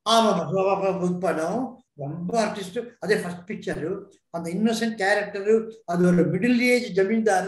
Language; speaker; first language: Tamil; non-native, local second language; Telugu